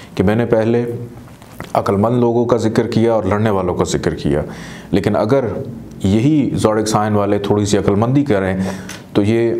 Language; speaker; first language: Urdu; native; Urdu